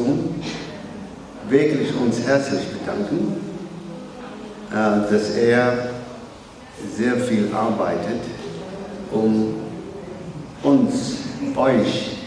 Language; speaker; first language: German; non-native, learner; Somali